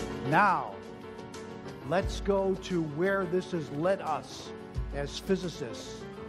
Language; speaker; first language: English; native; English